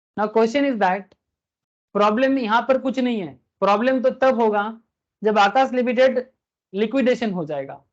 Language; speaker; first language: Hindi; non-native, local second language; Bangla